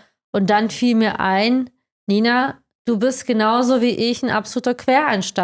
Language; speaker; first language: German; native; German